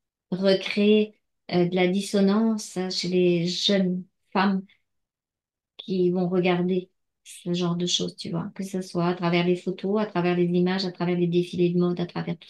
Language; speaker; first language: French; native; French